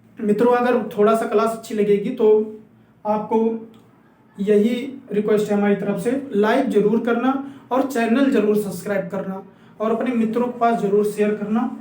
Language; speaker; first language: Hindi; native; Hindi